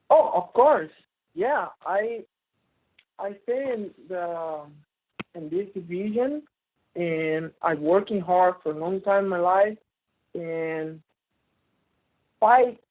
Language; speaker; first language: English; non-native, learner; Portuguese